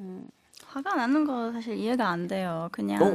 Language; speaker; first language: Korean; non-native, fluent; German